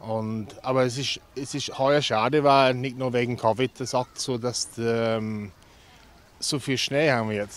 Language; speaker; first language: German; non-native, fluent; English